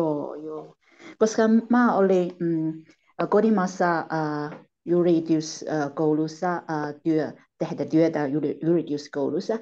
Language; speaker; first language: Finnish; non-native, learner; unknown